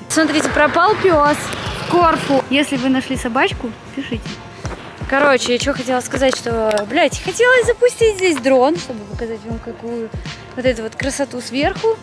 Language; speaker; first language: Russian; native; Russian